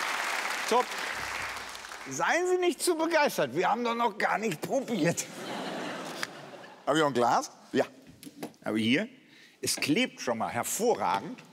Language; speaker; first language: German; native; German